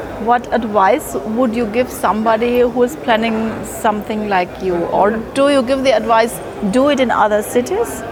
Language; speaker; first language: English; non-native, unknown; German